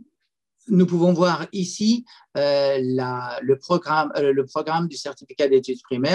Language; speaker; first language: French; non-native, fluent; Persian